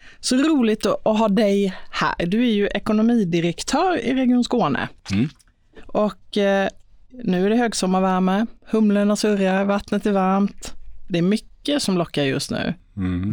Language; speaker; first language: Swedish; native; Swedish